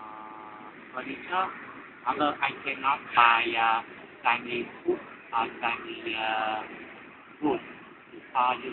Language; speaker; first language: English; non-native, learner; Vietnamese